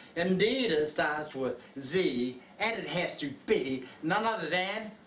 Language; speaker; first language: English; native; English